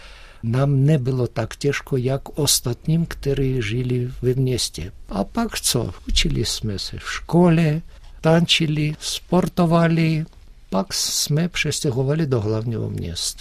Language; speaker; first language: Czech; early bilingual, heritage; Russian